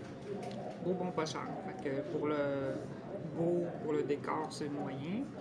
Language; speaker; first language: French; native; French